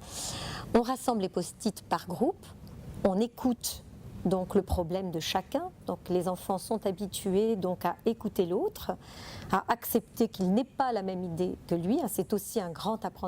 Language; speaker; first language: French; native; French